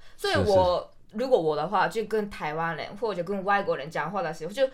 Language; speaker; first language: Chinese; non-native, learner; Japanese